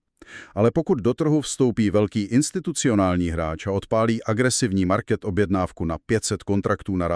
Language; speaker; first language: Czech; native; Czech